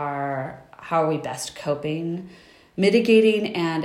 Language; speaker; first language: English; native; English